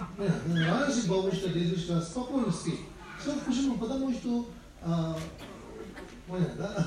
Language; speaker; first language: Russian; non-native, learner; Tibetan